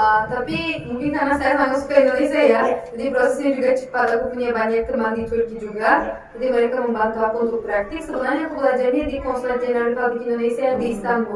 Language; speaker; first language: Indonesian; non-native, fluent; Turkish